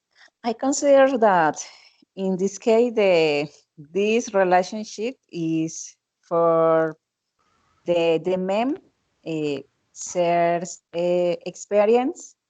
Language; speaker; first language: English; non-native, learner; Spanish